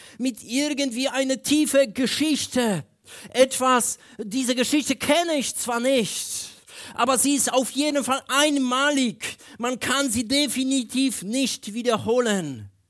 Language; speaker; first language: German; non-native, fluent; Polish